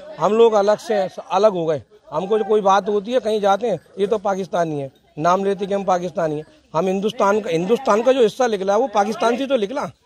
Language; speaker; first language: Hindi; native; Hindi